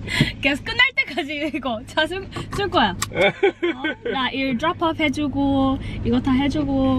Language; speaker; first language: Korean; non-native, fluent; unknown